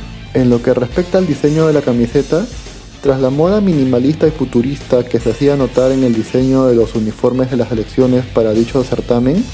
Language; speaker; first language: Spanish; native; Spanish